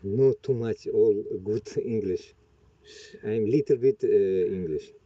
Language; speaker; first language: English; non-native, learner; Bashkir